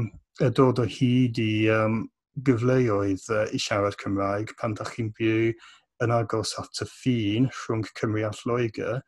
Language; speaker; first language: Welsh; non-native, fluent; English